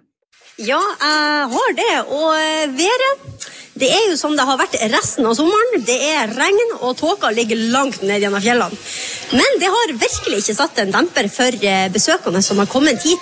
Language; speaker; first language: Norwegian; native; Norwegian